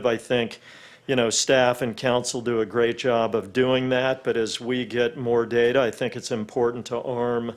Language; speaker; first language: English; native; English